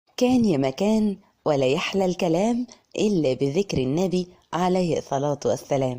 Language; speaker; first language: Arabic; native; Arabic